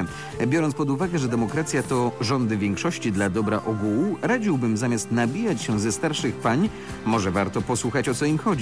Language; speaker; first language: Polish; native; Polish